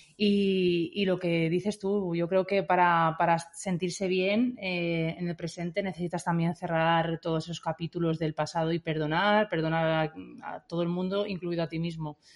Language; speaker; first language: Spanish; native; Spanish